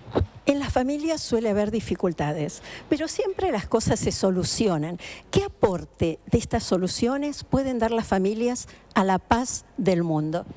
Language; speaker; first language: Spanish; native; Spanish